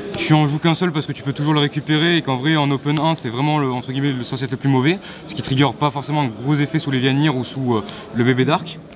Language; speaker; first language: French; native; French